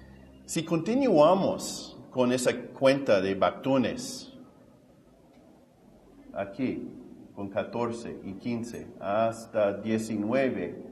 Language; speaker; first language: Spanish; non-native, fluent; English